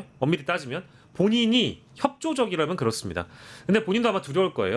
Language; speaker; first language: Korean; native; Korean